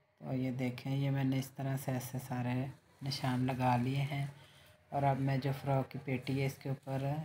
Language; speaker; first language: Hindi; native; Hindi